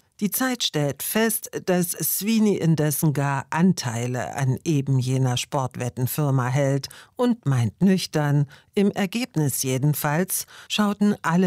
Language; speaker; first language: German; native; German